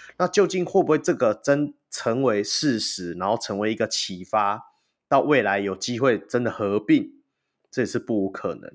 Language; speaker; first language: Chinese; native; Chinese